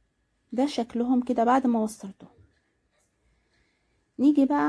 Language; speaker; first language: Arabic; native; Arabic